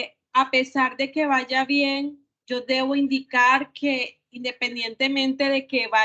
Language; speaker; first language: Spanish; native; Spanish